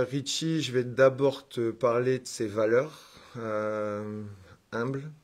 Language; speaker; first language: French; native; French